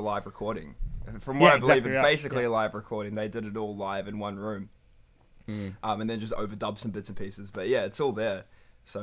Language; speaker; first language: English; native; English